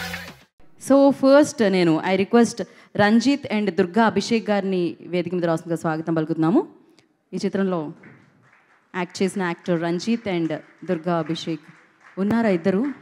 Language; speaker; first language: Telugu; native; Telugu